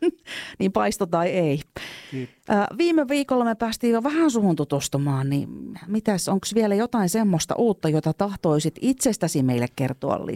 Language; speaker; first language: Finnish; native; Finnish